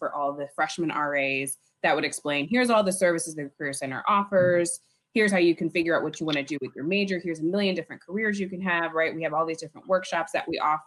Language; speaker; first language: English; native; English